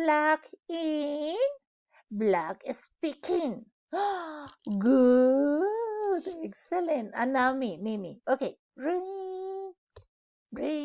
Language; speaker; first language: English; non-native, learner; Spanish